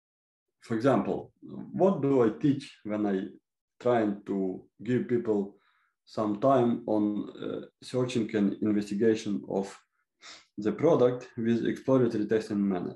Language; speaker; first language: English; non-native, fluent; Ukrainian